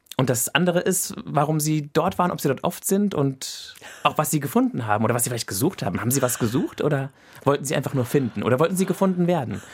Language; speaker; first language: German; native; German